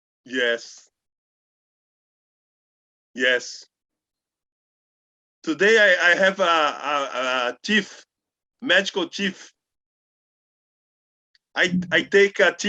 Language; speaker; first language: English; non-native, learner; Portuguese